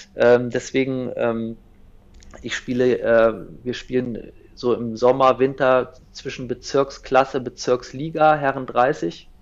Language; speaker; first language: German; native; German